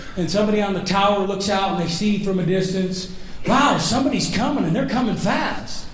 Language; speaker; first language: English; native; English